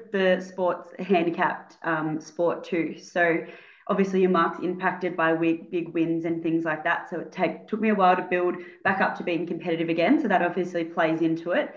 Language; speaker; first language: English; native; English